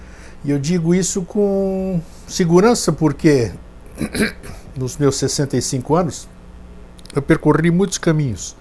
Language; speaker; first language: Portuguese; native; Portuguese